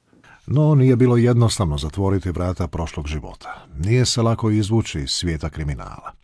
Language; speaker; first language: Croatian; native; Croatian